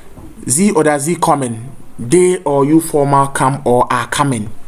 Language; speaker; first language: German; non-native, fluent; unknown